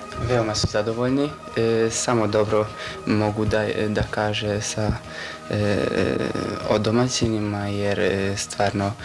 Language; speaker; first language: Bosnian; non-native, local second language; Hungarian